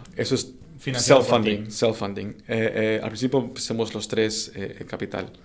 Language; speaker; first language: Spanish; native; Spanish